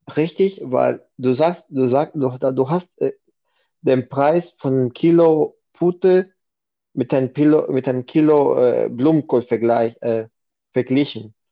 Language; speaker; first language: German; non-native, fluent; Spanish